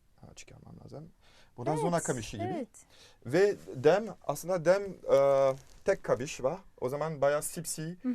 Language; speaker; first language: Turkish; non-native, fluent; French